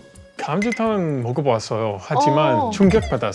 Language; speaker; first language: Korean; non-native, fluent; English